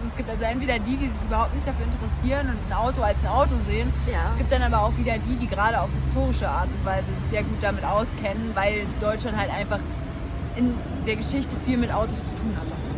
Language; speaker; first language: German; native; German